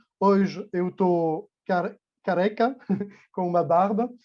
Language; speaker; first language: Portuguese; non-native, fluent; French